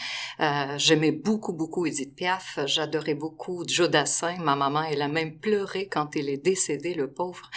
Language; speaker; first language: French; non-native, fluent; Russian